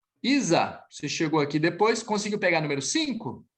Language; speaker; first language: Portuguese; native; Portuguese